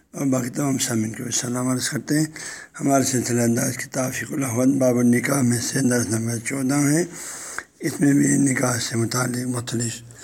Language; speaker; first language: Urdu; non-native, local second language; Balti